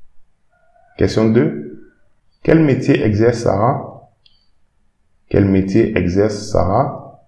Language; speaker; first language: French; non-native, fluent; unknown